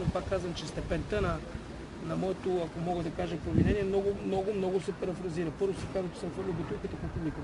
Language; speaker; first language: Bulgarian; native; Bulgarian